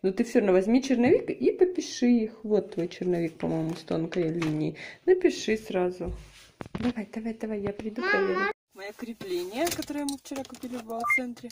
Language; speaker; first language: Russian; native; Russian